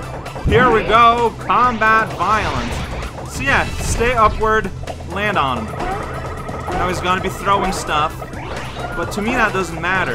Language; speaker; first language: English; native; English